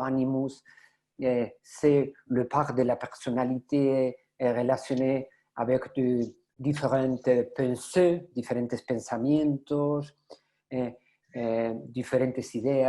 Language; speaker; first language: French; non-native, learner; Spanish